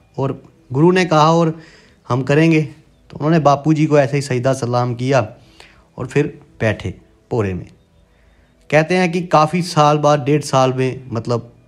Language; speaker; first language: Hindi; non-native, local second language; Punjabi